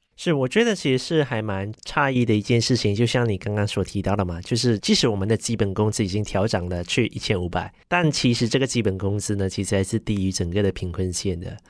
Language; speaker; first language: Chinese; native; Chinese